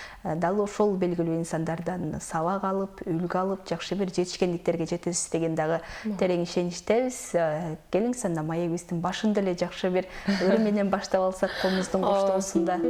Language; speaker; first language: Kyrgyz; native; Kyrgyz